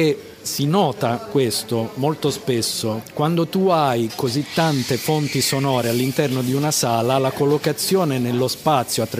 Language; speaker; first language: Italian; native; Italian